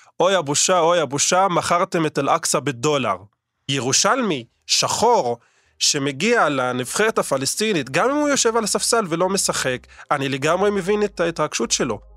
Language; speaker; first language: Hebrew; non-native, local second language; Arabic